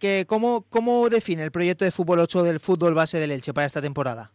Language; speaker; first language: Spanish; native; Spanish